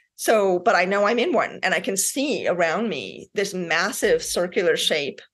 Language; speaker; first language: English; native; English